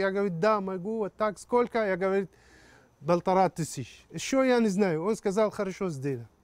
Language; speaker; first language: Russian; non-native, learner; Arabic